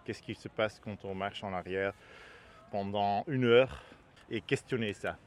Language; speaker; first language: French; non-native, learner; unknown